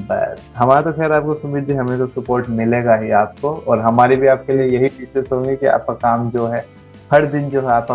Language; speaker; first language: Hindi; native; Hindi